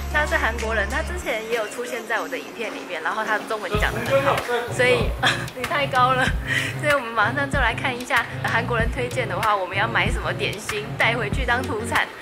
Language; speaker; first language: Chinese; native; Chinese